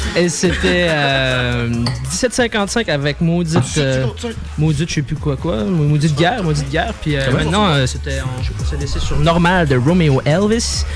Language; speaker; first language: French; native; French